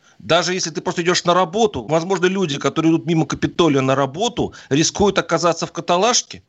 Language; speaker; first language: Russian; native; Russian